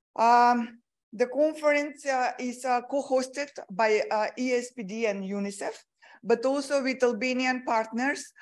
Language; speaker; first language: English; non-native, fluent; Macedonian